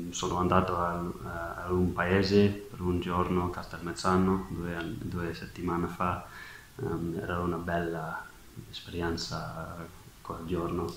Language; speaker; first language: Italian; non-native, learner; Welsh